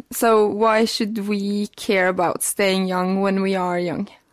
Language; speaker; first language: English; non-native, fluent; Norwegian